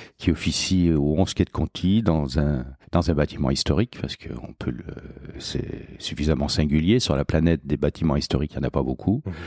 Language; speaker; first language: French; native; French